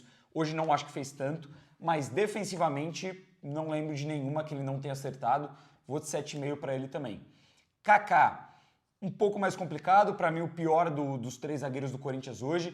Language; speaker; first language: Portuguese; native; Portuguese